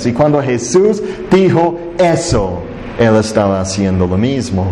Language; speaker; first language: Spanish; non-native, fluent; English